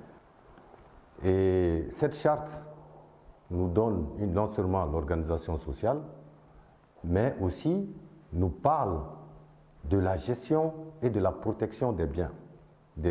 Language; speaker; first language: French; non-native, local second language; Bambara